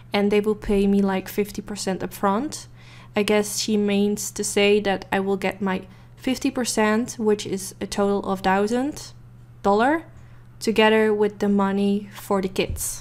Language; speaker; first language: English; non-native, fluent; Dutch